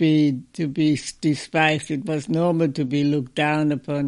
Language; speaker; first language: English; non-native, fluent; German